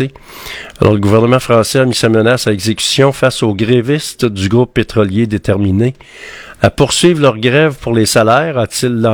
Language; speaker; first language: French; native; French